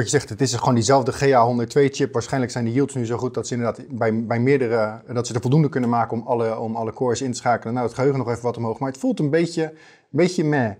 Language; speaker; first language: Dutch; native; Dutch